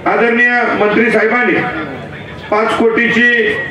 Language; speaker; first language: Hindi; non-native, local second language; Marathi